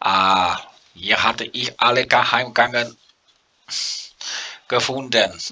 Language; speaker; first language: German; non-native, learner; Dutch